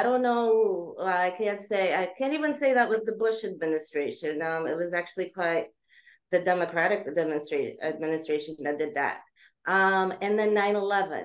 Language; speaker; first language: English; early bilingual, other home language; Russian